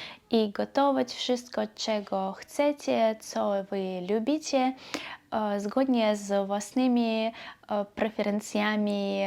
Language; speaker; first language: Polish; non-native, learner; Belarusian